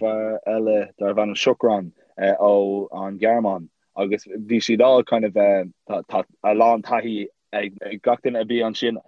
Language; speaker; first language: Irish; non-native, local second language; English